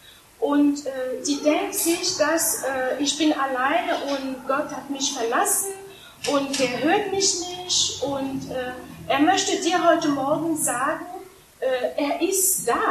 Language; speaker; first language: German; non-native, fluent; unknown